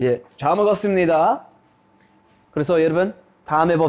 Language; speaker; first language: Korean; non-native, fluent; English